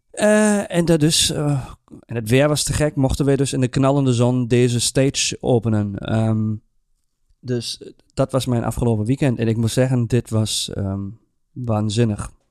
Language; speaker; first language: Dutch; non-native, fluent; German